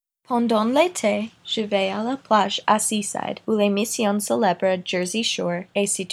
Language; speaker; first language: French; non-native, learner; English